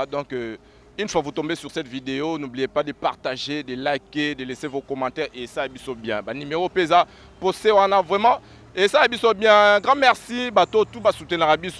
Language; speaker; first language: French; non-native, local second language; Lingala